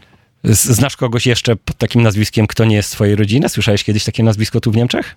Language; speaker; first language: Polish; native; Polish